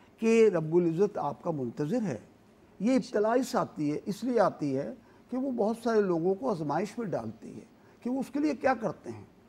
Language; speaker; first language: Urdu; native; Urdu